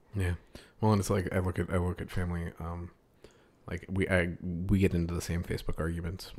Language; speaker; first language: English; early bilingual, other home language; Italian